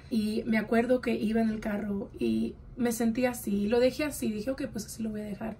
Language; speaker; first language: Spanish; early bilingual, heritage; Spanish